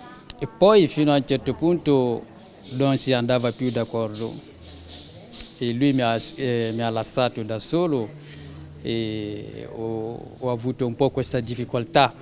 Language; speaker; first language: Italian; non-native, fluent; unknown